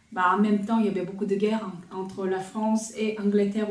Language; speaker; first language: French; non-native, fluent; Korean